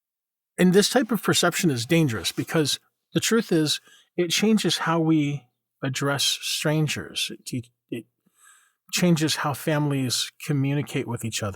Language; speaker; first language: English; native; English